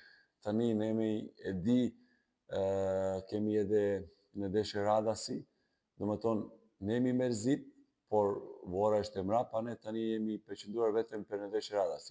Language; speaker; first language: Albanian; non-native, learner; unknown